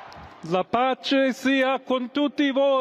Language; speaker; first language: Italian; non-native, fluent; English